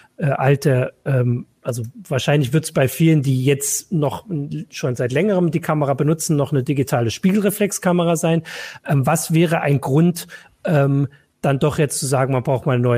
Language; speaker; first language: German; native; German